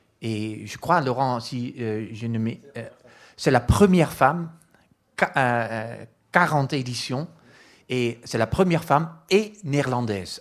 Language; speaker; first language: French; non-native, fluent; Dutch